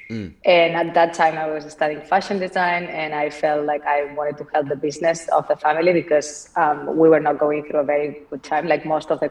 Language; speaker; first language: English; non-native, fluent; Spanish